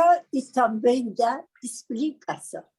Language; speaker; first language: Portuguese; non-native, learner; Persian